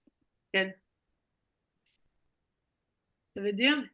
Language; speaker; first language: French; non-native, fluent; Hebrew